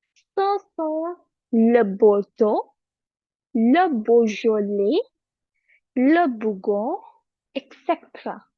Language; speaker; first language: French; non-native, fluent; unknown